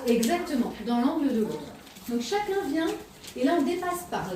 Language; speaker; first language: French; native; French